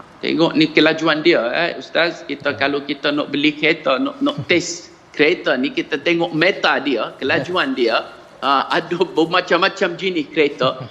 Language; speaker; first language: Malay; non-native, fluent; Arabic